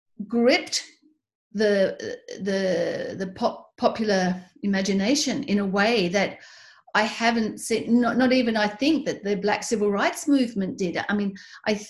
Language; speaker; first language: English; native; English